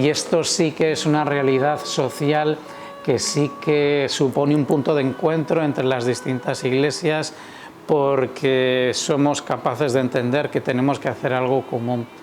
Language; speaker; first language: Spanish; native; Spanish